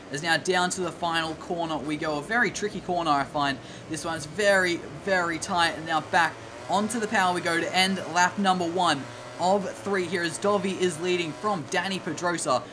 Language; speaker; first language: English; native; English